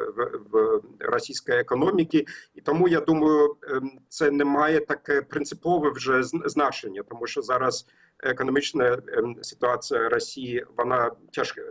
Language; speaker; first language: Ukrainian; non-native, learner; German